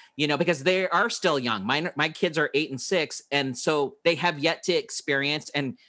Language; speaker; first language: English; early bilingual, other home language; Filipino